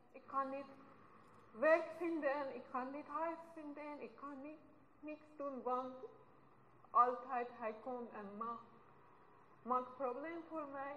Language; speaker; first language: Dutch; non-native, learner; Persian